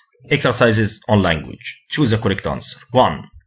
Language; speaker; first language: English; non-native, fluent; Arabic